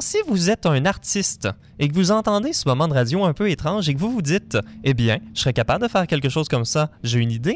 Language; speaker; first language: French; native; French